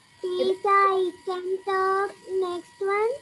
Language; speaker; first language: English; non-native, learner; Sinhala